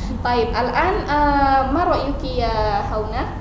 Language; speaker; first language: Arabic; non-native, fluent; Indonesian